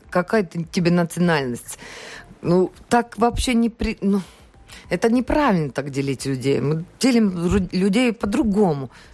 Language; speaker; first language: Russian; non-native, local second language; Latvian